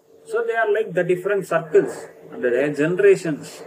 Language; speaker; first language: English; non-native, local second language; Tamil